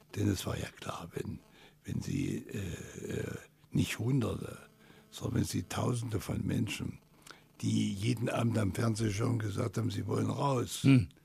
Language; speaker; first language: German; native; German